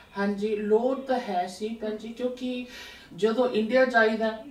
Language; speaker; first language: Punjabi; non-native, learner; Samoan